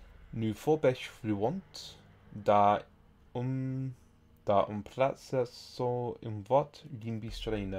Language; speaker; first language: Romanian; non-native, learner; English